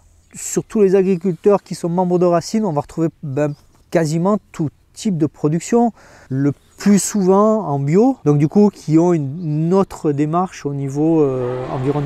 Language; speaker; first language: French; native; French